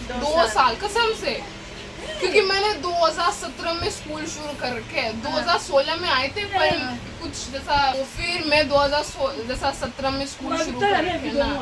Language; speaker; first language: Hindi; early bilingual, other home language; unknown